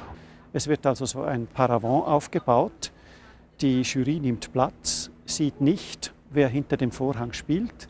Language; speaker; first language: German; native; German